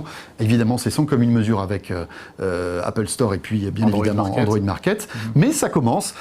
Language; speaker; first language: French; native; French